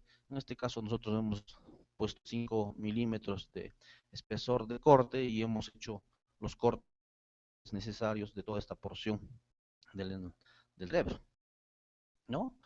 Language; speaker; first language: Spanish; native; Spanish